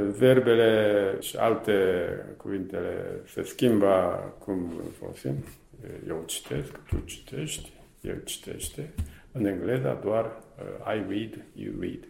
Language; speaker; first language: Romanian; non-native, fluent; Japanese